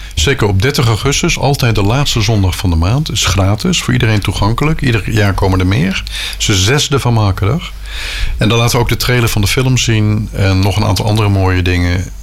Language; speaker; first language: Dutch; native; Dutch